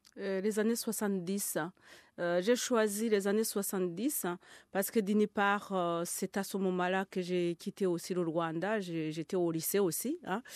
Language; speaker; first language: French; non-native, local second language; Kinyarwanda